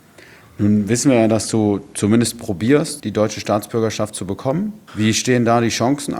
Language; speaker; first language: German; native; German